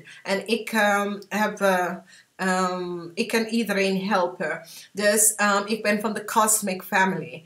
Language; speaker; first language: Dutch; early bilingual, heritage; English